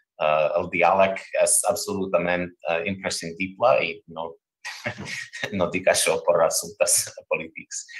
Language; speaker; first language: Catalan; non-native, fluent; English